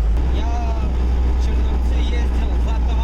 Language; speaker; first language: Russian; native; Russian